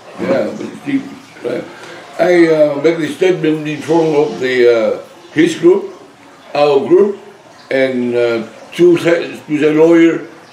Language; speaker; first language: English; non-native, learner; Vietnamese